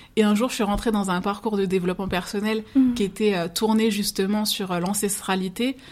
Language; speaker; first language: French; native; French